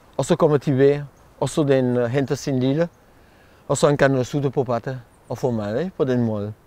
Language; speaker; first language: Danish; non-native, fluent; French